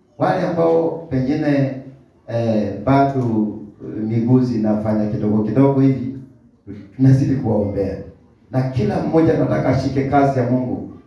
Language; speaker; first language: Swahili; native; Swahili